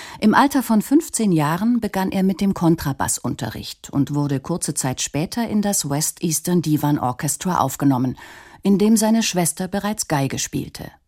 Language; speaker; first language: German; native; German